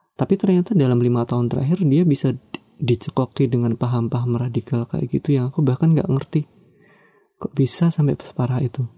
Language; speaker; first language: Indonesian; non-native, local second language; Javanese